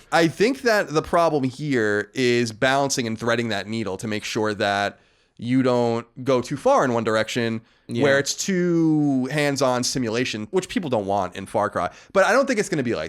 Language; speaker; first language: English; native; English